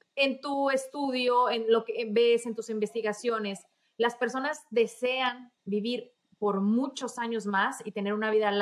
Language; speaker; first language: Spanish; native; Spanish